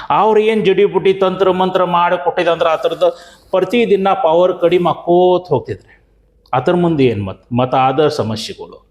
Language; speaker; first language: Kannada; native; Kannada